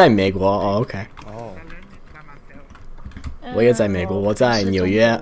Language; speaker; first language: Chinese; non-native, fluent; English